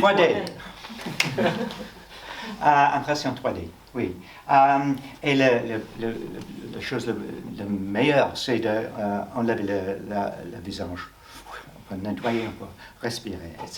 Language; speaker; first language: French; non-native, learner; English